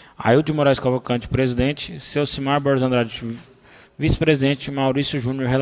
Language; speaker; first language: Portuguese; native; Portuguese